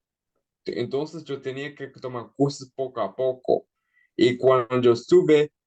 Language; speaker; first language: Spanish; early bilingual, heritage; Spanish